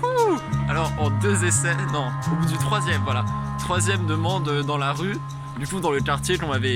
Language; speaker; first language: French; native; French